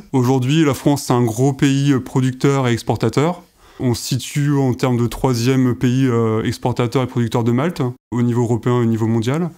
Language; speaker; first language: French; native; French